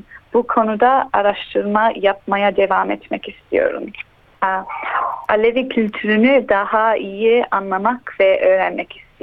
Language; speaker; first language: Turkish; early bilingual, heritage; Turkish